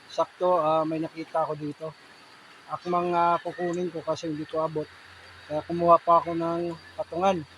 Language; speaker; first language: Filipino; native; Filipino